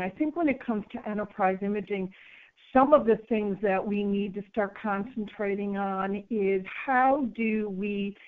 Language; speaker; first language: English; native; English